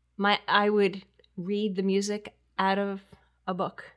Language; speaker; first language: English; native; English